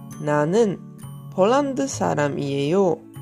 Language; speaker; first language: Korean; non-native, fluent; Polish